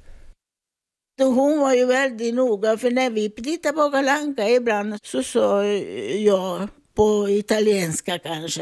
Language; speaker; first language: Swedish; non-native, fluent; Italian